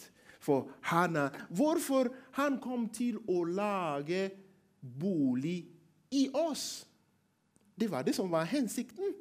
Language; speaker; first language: Norwegian; non-native, fluent; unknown